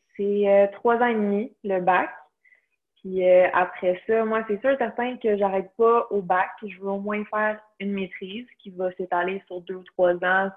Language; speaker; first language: French; native; French